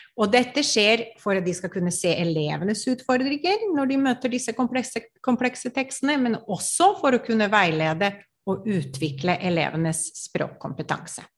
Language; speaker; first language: Norwegian; non-native, fluent; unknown